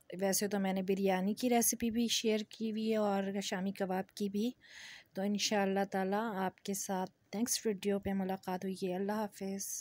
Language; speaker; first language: Urdu; native; Urdu